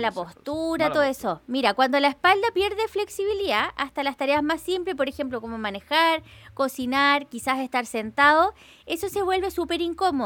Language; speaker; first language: Spanish; native; Spanish